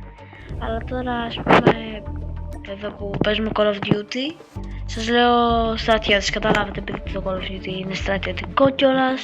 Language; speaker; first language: Greek; native; Greek